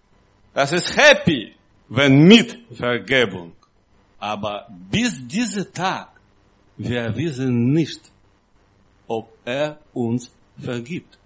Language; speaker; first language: German; non-native, learner; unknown